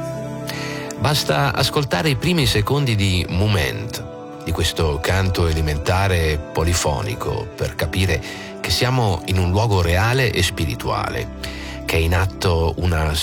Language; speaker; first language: Italian; native; Italian